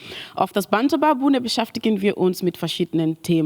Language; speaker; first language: German; non-native, learner; Mandingo